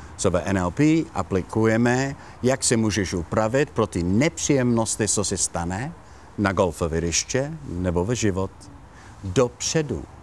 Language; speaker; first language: Czech; non-native, learner; Italian